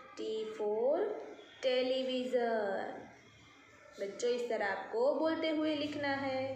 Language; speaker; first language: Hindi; non-native, local second language; Gujarati